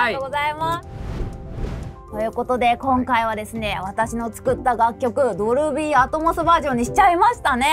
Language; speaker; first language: Japanese; native; Japanese